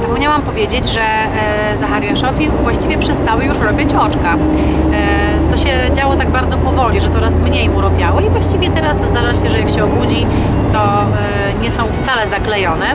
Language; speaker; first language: Polish; native; Polish